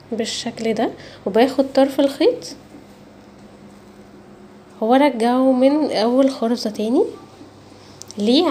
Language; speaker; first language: Arabic; native; Arabic